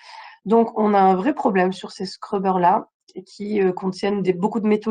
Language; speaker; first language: French; native; French